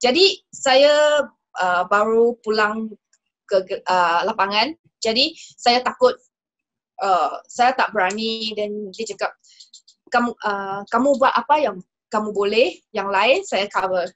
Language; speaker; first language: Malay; non-native, local second language; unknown